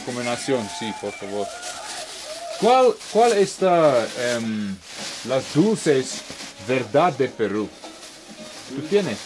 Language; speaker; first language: Spanish; non-native, learner; English